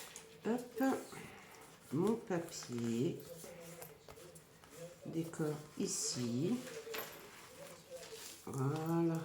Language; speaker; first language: French; native; French